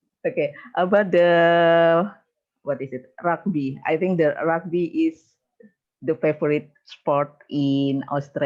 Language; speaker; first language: English; non-native, fluent; Indonesian